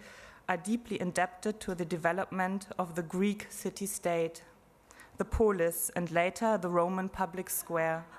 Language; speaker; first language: English; non-native, fluent; German